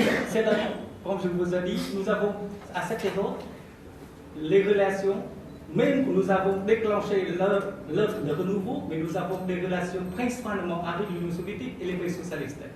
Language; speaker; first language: French; non-native, fluent; Vietnamese